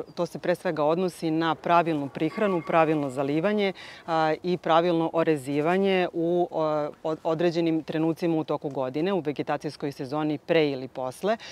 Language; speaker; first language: Croatian; native; Croatian